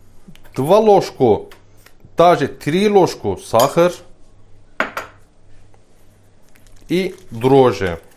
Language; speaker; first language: Russian; non-native, learner; Turkish